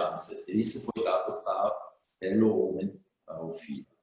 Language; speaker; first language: Portuguese; non-native, fluent; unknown